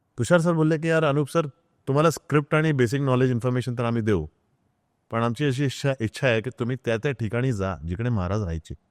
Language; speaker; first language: Marathi; non-native, local second language; Hindi